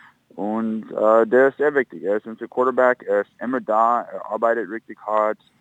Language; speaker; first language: German; non-native, fluent; English